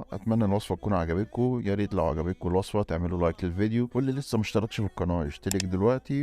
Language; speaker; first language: Arabic; native; Arabic